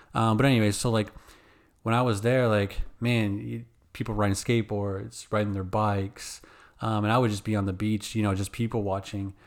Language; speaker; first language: English; native; English